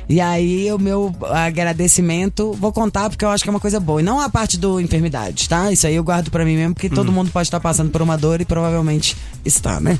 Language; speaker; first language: Portuguese; native; Portuguese